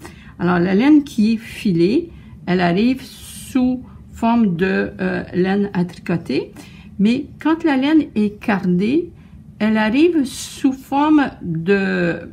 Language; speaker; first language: French; native; French